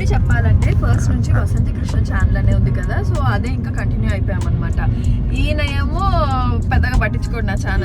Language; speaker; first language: Telugu; native; Telugu